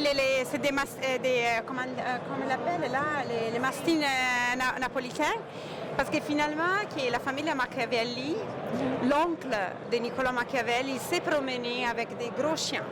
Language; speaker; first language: French; non-native, fluent; Italian